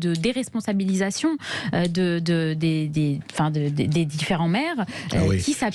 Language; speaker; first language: French; native; French